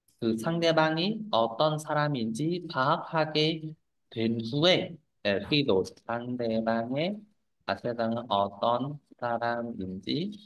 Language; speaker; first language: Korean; non-native, fluent; Vietnamese